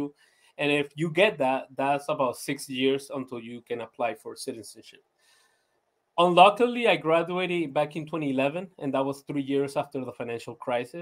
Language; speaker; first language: English; non-native, fluent; Spanish